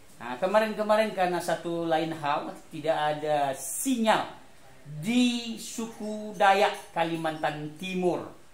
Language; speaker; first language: Indonesian; non-native, local second language; Achinese